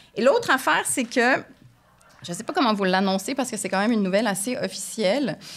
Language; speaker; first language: French; native; French